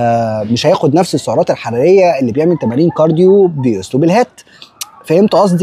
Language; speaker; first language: Arabic; native; Arabic